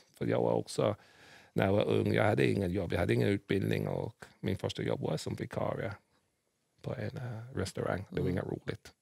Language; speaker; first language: Swedish; early bilingual, other home language; English